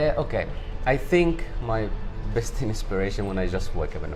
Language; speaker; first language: English; non-native, fluent; Arabic